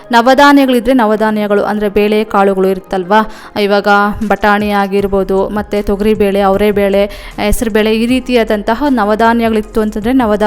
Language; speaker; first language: Kannada; non-native, local second language; Telugu